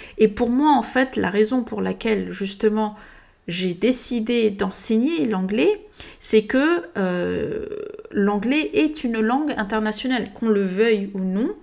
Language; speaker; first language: French; early bilingual, heritage; French